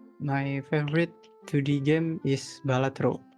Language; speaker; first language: English; non-native, learner; Indonesian